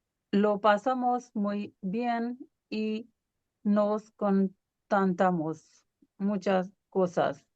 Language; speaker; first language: Spanish; non-native, learner; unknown